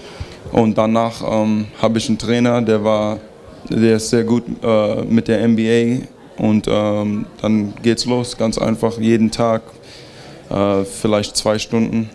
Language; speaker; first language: German; early bilingual, heritage; German